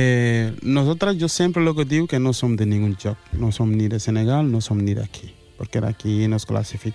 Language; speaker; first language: Catalan; early bilingual, other home language; Wolof